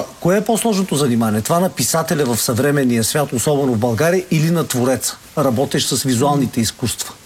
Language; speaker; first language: Bulgarian; native; Bulgarian